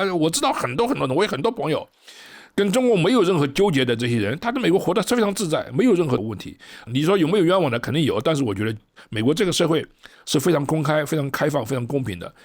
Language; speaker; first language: Chinese; native; Chinese